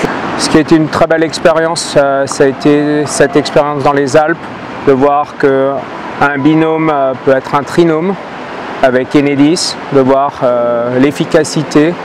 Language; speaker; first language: French; early bilingual, heritage; Finnish